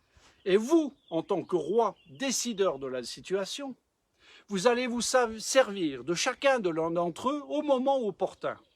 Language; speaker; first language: French; native; French